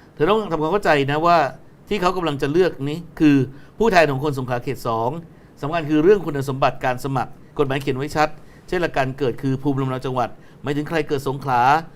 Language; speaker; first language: Thai; native; Thai